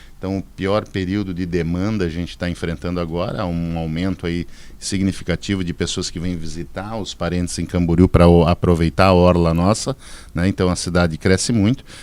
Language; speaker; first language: Portuguese; native; Portuguese